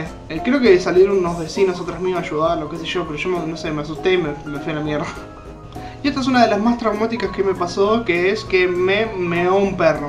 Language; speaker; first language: Spanish; native; Spanish